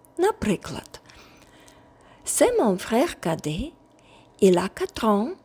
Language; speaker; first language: French; non-native, fluent; Ukrainian